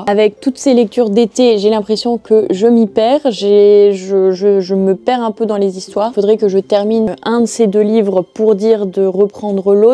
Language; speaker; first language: French; native; French